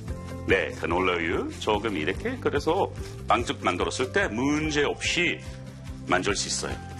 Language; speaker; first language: Korean; non-native, learner; English